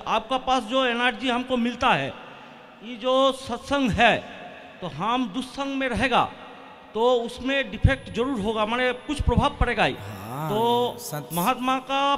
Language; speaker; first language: Hindi; non-native, local second language; Bangla